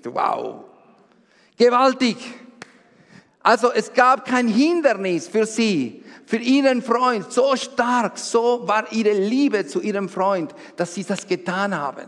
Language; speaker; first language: German; non-native, fluent; Spanish